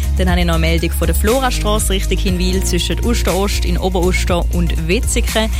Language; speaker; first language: German; native; German